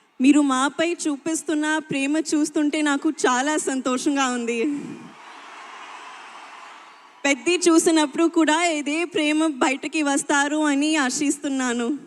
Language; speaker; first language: Telugu; non-native, local second language; Hindi